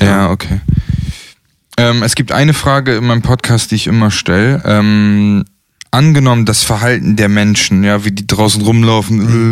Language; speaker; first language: German; native; German